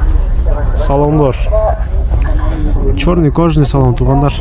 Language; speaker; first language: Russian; non-native, local second language; Kyrgyz